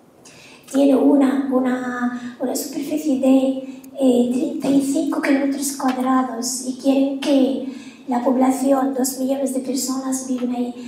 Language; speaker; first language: Spanish; non-native, fluent; Arabic